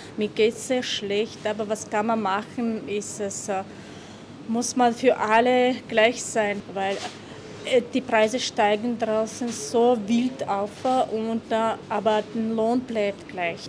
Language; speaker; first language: German; non-native, fluent; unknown